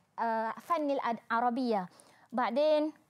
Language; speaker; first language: Arabic; non-native, fluent; Malay